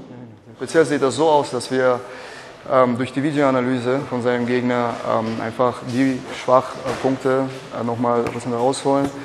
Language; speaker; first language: German; native; German